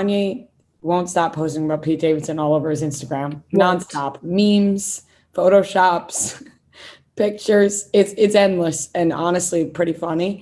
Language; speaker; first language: English; native; English